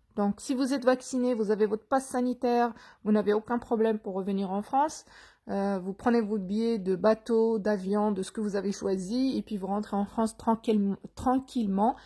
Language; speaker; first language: French; non-native, local second language; Arabic